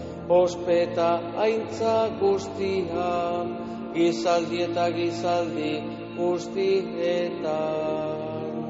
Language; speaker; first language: Basque; native; Basque